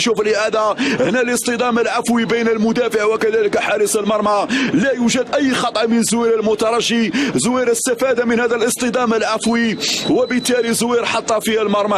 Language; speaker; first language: Arabic; native; Arabic